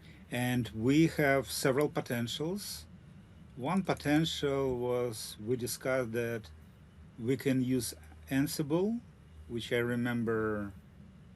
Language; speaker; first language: English; non-native, learner; Russian